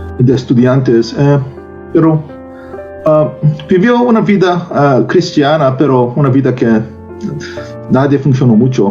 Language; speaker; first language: Spanish; non-native, learner; Korean